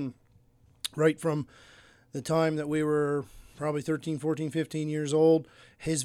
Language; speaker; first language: English; native; English